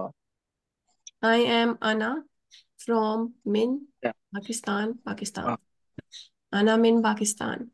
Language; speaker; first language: Urdu; native; Urdu